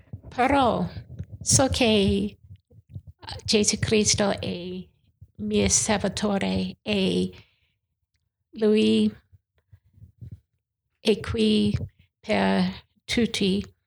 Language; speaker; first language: Italian; non-native, learner; English